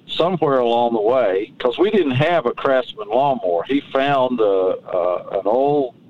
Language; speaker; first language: English; native; English